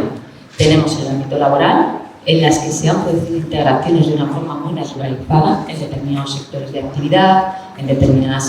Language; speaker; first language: Spanish; native; Spanish